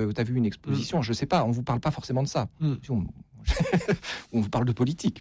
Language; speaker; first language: French; native; French